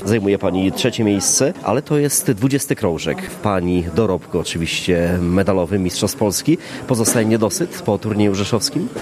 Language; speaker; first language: Polish; native; Polish